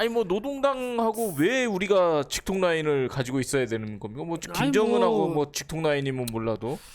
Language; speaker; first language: Korean; native; Korean